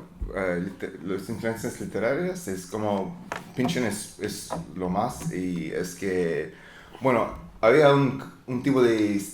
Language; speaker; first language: Spanish; non-native, learner; English